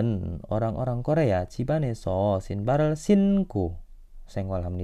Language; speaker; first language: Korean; non-native, fluent; Indonesian